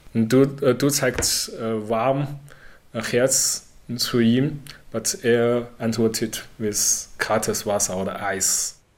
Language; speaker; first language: German; non-native, learner; Chinese